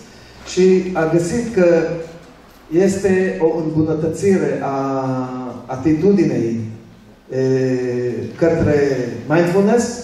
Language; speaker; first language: Romanian; early bilingual, other home language; Hebrew